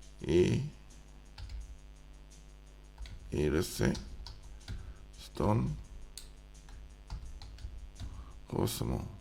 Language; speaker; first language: Greek; non-native, learner; Korean